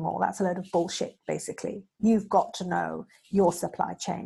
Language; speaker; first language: English; native; English